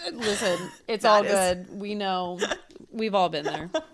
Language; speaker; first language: English; native; English